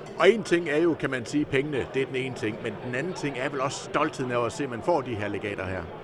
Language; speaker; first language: Danish; native; Danish